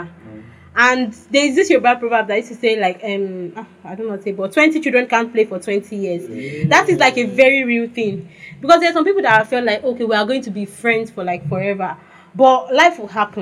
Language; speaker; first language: English; non-native, local second language; Yoruba